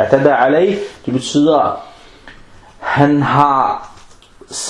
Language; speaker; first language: Danish; non-native, fluent; Arabic